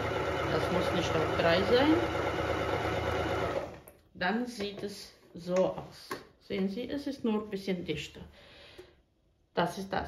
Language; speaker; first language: German; non-native, fluent; Bosnian